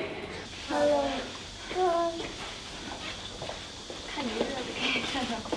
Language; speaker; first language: Chinese; early bilingual, heritage; Chinese